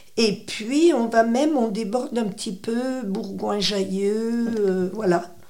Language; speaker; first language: French; native; French